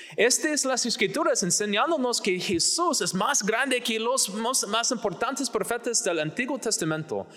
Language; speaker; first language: Spanish; non-native, fluent; English